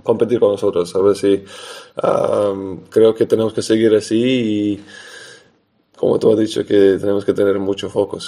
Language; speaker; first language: Spanish; non-native, fluent; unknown